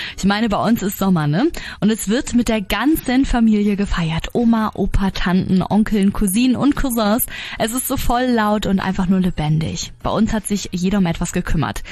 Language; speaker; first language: German; native; German